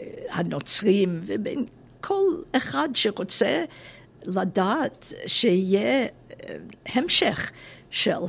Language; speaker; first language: Hebrew; non-native, fluent; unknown